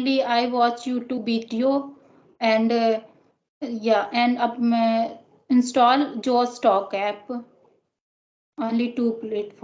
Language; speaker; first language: English; non-native, learner; Hindi